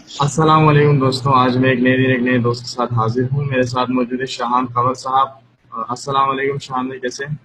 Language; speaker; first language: Urdu; native; Urdu